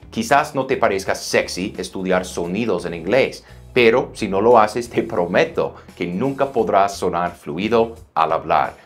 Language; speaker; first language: Spanish; non-native, fluent; English